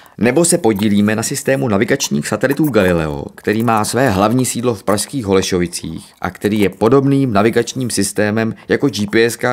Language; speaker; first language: Czech; native; Czech